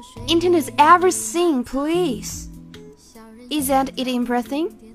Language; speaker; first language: English; non-native, fluent; Chinese